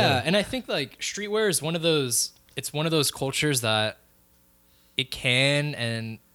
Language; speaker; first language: English; early bilingual, other home language; Filipino